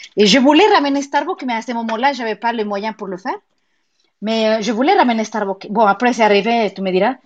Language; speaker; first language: French; non-native, fluent; Spanish